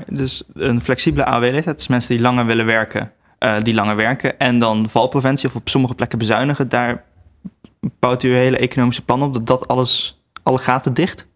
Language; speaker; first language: Dutch; native; Dutch